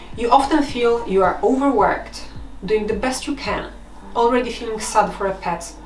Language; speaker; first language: English; non-native, fluent; Polish